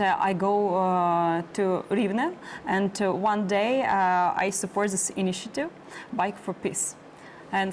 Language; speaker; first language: English; non-native, learner; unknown